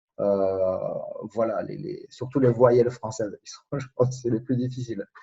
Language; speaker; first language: French; non-native, fluent; Spanish